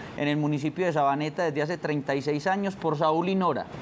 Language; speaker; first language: Spanish; native; Spanish